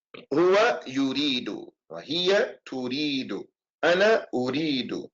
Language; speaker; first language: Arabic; non-native, fluent; English